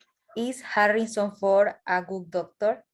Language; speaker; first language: English; non-native, learner; Spanish